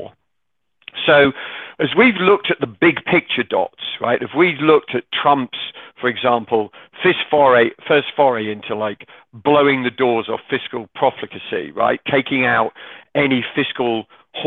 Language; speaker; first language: English; native; English